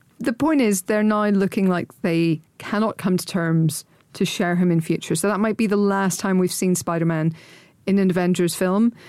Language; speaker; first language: English; native; English